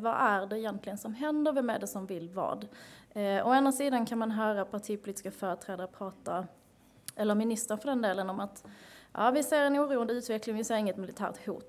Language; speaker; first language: Swedish; native; Swedish